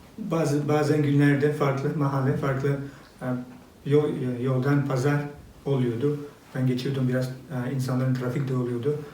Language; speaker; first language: Turkish; non-native, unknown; Albanian